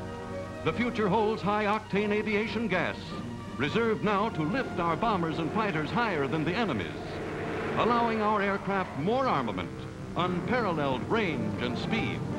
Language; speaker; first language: English; native; English